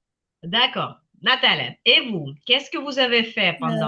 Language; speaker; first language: French; non-native, fluent; Ukrainian